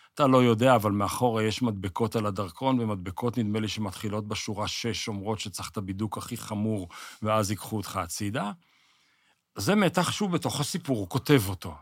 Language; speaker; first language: Hebrew; native; Hebrew